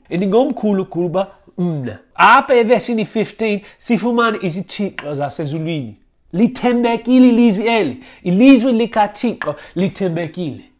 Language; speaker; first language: Xhosa; native; Xhosa